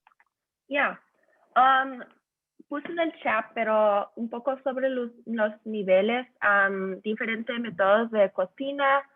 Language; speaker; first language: Spanish; early bilingual, heritage; Spanish